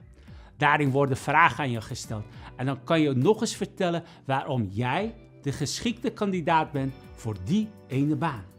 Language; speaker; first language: Dutch; non-native, fluent; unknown